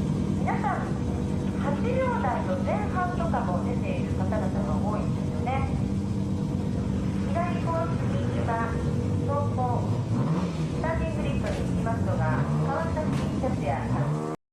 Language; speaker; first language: Japanese; native; Japanese